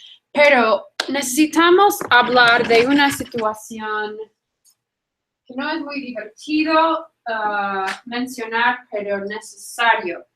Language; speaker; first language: Spanish; non-native, fluent; English